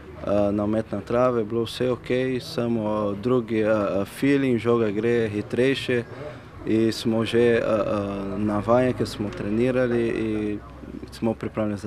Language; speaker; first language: Slovenian; non-native, learner; Portuguese